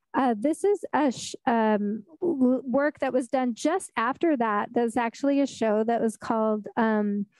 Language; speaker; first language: English; native; English